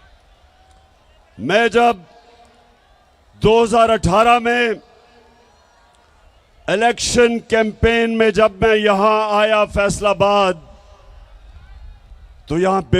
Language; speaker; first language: Urdu; native; Urdu